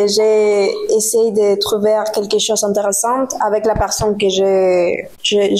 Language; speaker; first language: French; non-native, learner; Spanish